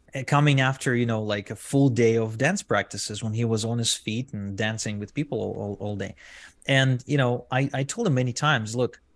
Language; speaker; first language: English; non-native, fluent; Hebrew